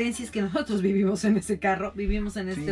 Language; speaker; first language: Spanish; native; Spanish